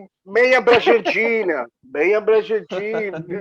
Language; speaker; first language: Portuguese; non-native, learner; Spanish